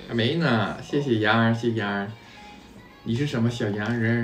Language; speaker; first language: Chinese; native; Chinese